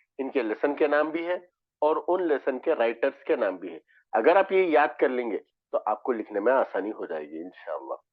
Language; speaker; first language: Urdu; native; Urdu